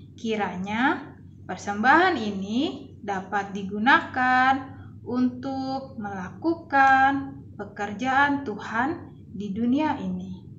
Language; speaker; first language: Indonesian; native; Indonesian